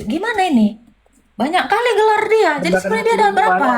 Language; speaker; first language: Indonesian; native; Indonesian